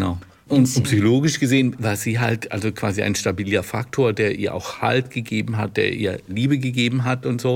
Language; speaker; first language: German; native; German